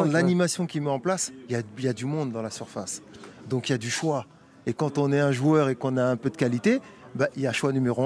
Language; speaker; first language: French; native; French